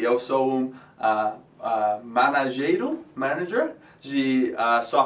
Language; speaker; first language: Portuguese; non-native, fluent; English